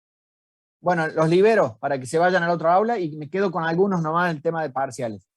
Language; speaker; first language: Spanish; native; Spanish